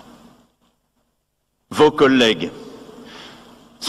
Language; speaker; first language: French; native; French